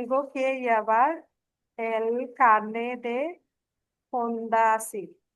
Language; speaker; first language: Spanish; non-native, learner; Bangla